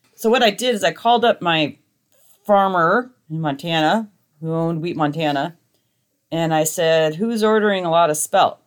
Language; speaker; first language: English; native; English